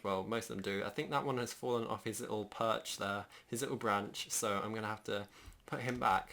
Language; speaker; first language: English; native; English